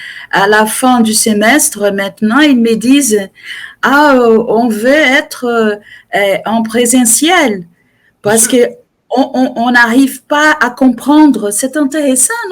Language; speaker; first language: French; non-native, fluent; Portuguese